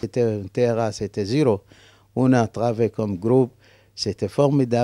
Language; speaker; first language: French; non-native, learner; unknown